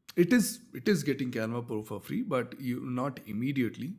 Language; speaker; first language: English; non-native, local second language; Kannada